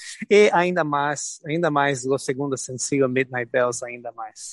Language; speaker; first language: Portuguese; non-native, fluent; English